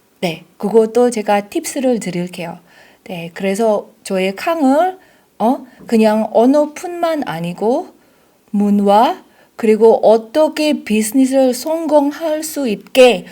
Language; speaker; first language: Korean; non-native, fluent; Indonesian